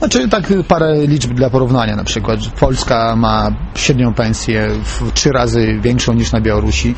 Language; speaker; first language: Polish; non-native, fluent; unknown